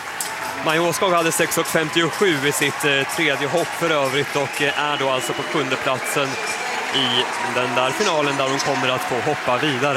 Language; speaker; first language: Swedish; native; Swedish